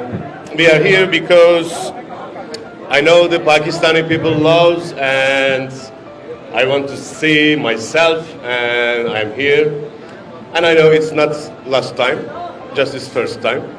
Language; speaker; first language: English; non-native, learner; Turkish